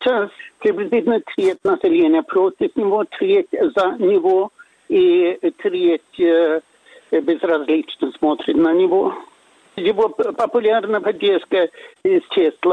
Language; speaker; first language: Russian; non-native, fluent; Swedish